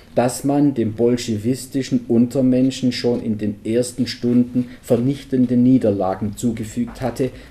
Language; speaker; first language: German; native; German